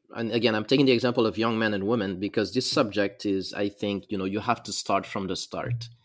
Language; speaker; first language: English; non-native, fluent; Arabic